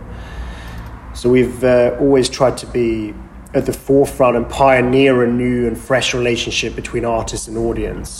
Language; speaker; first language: English; native; English